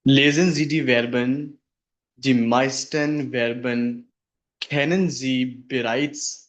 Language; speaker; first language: German; non-native, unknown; Hindi